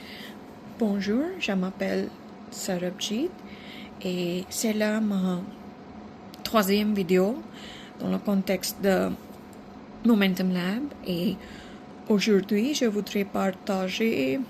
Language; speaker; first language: French; non-native, fluent; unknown